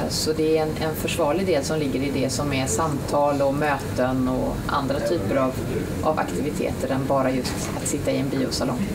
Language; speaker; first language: Swedish; native; Swedish